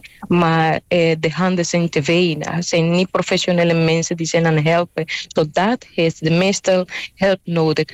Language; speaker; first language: Dutch; non-native, local second language; Papiamento